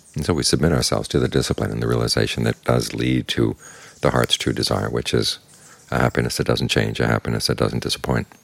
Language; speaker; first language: English; native; English